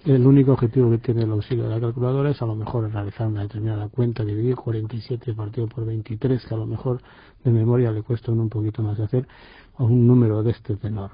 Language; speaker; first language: Spanish; native; Spanish